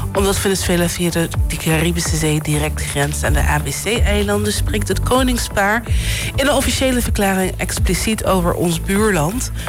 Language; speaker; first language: Dutch; non-native, local second language; Papiamento